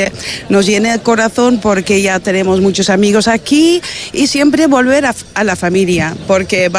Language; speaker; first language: Spanish; non-native, fluent; Dutch